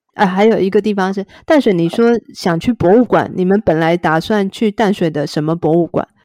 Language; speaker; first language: Chinese; native; Chinese